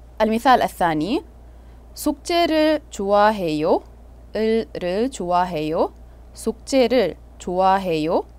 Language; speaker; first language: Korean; non-native, fluent; Arabic